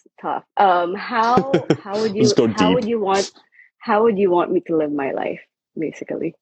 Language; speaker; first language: English; non-native, local second language; Filipino